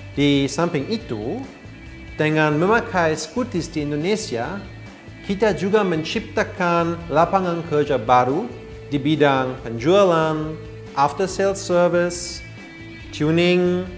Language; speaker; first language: Indonesian; non-native, fluent; German